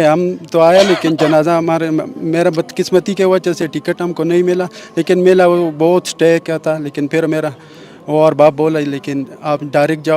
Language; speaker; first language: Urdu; non-native, local second language; Pashto